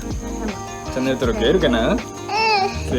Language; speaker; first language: Japanese; native; Japanese